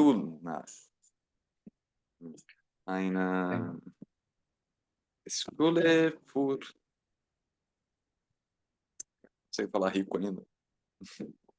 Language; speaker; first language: German; non-native, learner; Portuguese